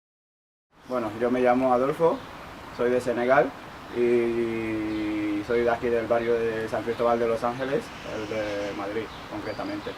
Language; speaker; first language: Spanish; early bilingual, other home language; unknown